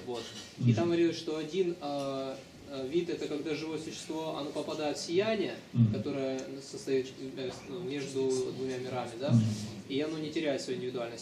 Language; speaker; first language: Russian; native; Russian